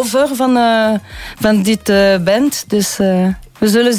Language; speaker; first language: Dutch; non-native, local second language; French